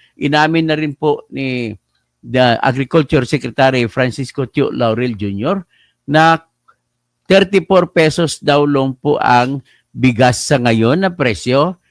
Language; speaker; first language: Filipino; non-native, local second language; Hiligaynon